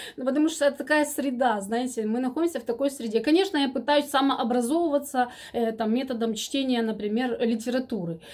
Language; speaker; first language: Russian; native; Russian